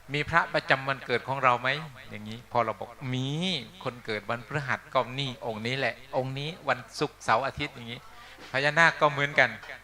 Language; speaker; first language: Thai; non-native, local second language; Northeastern Thai